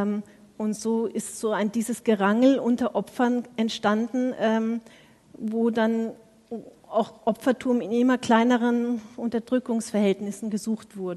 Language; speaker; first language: German; native; German